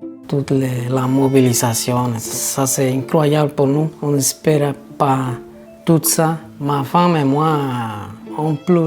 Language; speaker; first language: French; non-native, learner; Spanish